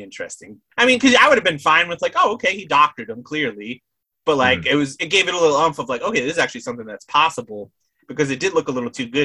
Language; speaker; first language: English; native; English